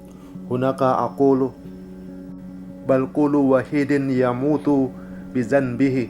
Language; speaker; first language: Arabic; non-native, learner; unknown